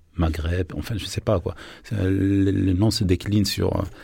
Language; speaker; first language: French; non-native, local second language; Arabic